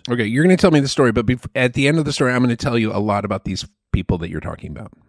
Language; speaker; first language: English; native; English